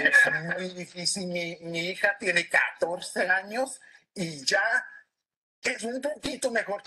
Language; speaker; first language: Spanish; non-native, learner; English